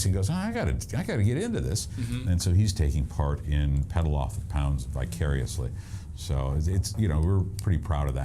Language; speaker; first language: English; native; English